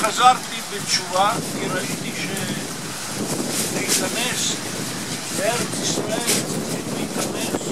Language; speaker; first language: Hebrew; non-native, fluent; Italian